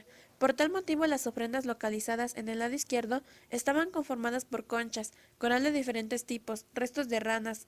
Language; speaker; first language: Spanish; native; Spanish